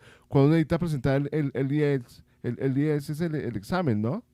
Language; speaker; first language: Spanish; native; Spanish